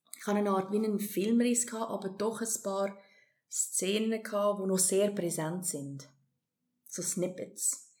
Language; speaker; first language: German; early bilingual, heritage; German